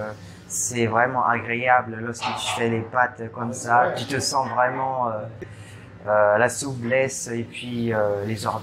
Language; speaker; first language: French; non-native, learner; Vietnamese